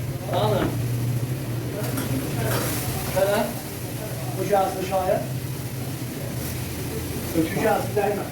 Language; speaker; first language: Persian; non-native, local second language; Azerbaijani